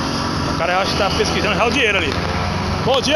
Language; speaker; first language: Portuguese; native; Portuguese